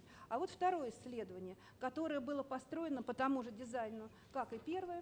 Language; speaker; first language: Russian; native; Russian